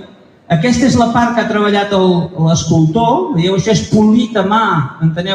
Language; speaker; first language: Catalan; native; Catalan